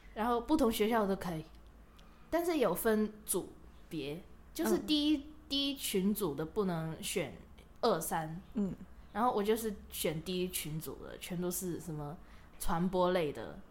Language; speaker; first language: Chinese; non-native, local second language; Cantonese